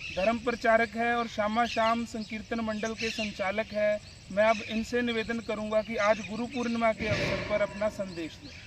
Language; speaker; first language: Hindi; non-native, local second language; Punjabi